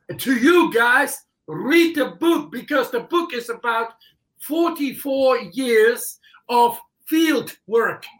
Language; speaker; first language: English; non-native, fluent; Dutch